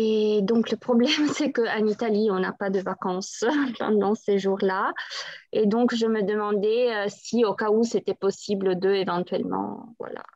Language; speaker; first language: French; non-native, fluent; Italian